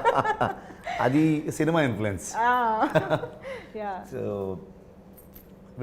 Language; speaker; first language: Telugu; non-native, learner; Kannada